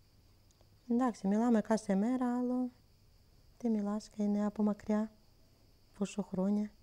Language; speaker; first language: Greek; non-native, learner; Ukrainian